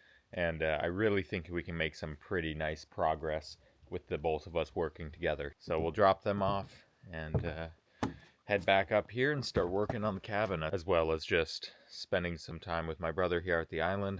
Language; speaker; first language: English; native; English